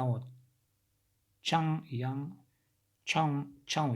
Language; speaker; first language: Chinese; non-native, learner; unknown